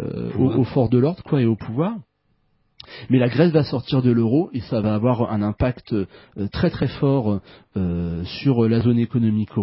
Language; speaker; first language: French; native; French